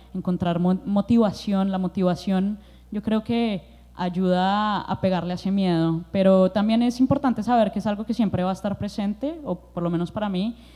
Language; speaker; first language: Spanish; native; Spanish